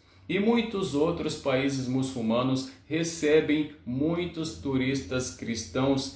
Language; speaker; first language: Portuguese; non-native, learner; Arabic